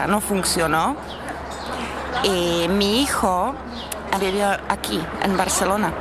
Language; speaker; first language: Spanish; non-native, learner; Czech